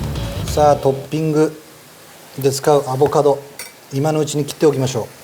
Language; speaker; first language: Japanese; native; Japanese